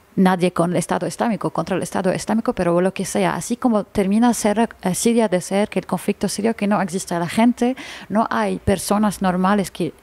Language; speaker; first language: Spanish; non-native, learner; Arabic